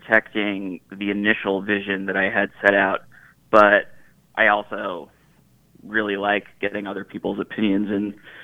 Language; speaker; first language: English; native; English